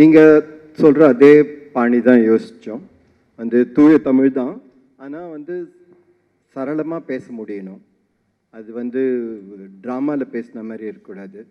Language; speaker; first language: Tamil; native; Tamil